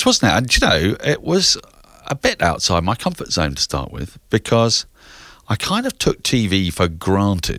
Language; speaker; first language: English; native; English